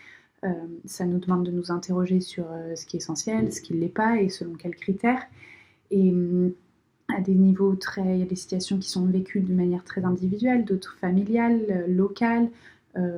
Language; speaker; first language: French; native; French